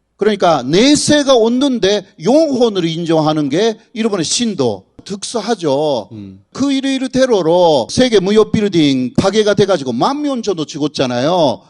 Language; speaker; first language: Korean; non-native, fluent; Japanese